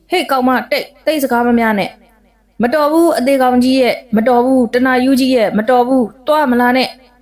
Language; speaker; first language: Burmese; native; Burmese